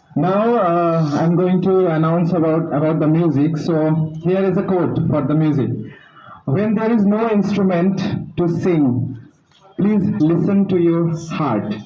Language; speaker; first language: English; non-native, local second language; Bangla